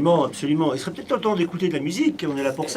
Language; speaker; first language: French; native; French